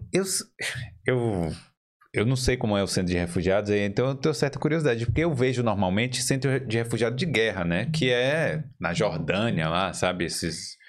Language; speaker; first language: Portuguese; native; Portuguese